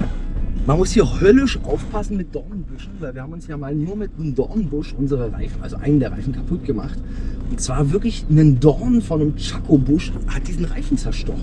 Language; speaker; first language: German; native; German